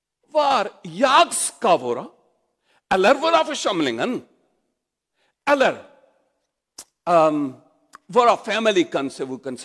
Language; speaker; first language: Swedish; non-native, learner; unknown